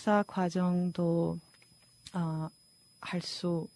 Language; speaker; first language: Korean; non-native, fluent; Serbian